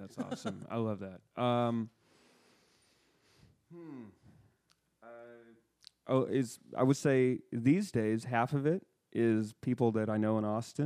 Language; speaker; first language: English; native; English